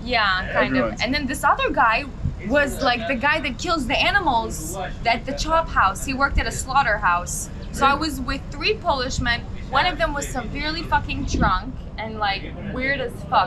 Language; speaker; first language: English; early bilingual, heritage; English